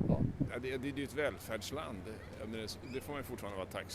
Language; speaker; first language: Swedish; native; Swedish